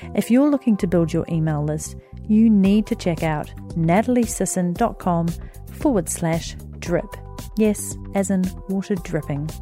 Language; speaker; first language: English; native; English